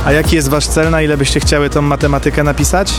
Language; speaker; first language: Polish; native; Polish